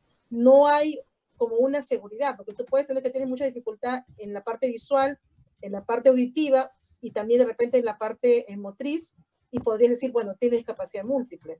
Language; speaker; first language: Spanish; native; Spanish